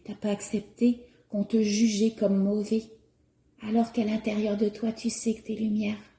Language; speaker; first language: French; native; French